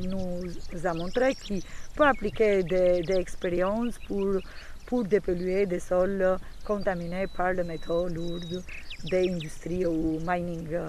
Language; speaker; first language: French; non-native, fluent; Albanian